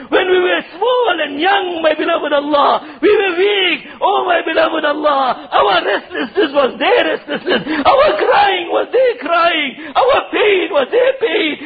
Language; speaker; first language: English; non-native, local second language; Urdu